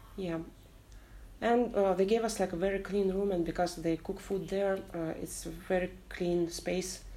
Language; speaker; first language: English; non-native, fluent; Russian